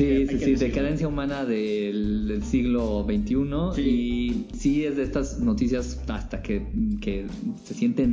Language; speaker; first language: Spanish; native; Spanish